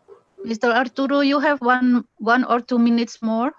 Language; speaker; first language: English; non-native, fluent; Indonesian